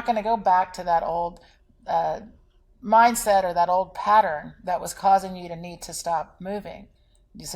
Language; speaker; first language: English; native; English